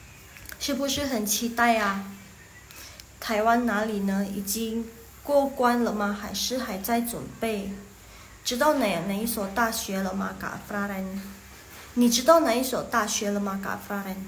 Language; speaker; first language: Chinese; non-native, fluent; Indonesian